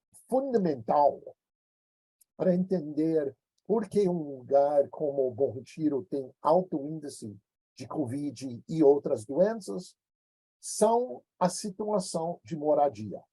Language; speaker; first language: Portuguese; non-native, fluent; English